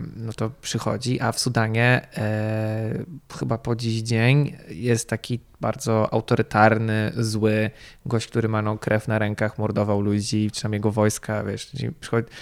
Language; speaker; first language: Polish; native; Polish